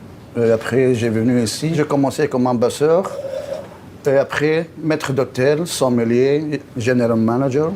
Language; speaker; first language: French; non-native, learner; Arabic